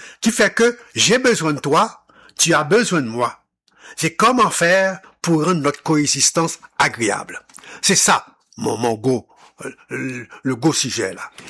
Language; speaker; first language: French; non-native, local second language; Haitian Creole